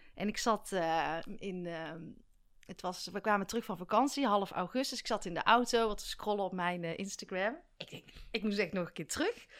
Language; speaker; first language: Dutch; native; Dutch